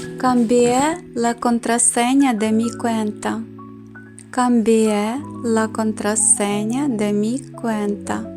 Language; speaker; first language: Spanish; non-native, fluent; Ukrainian